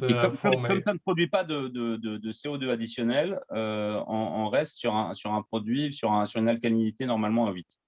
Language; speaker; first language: French; native; French